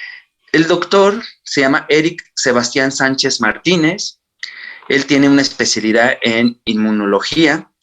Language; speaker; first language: Spanish; native; Spanish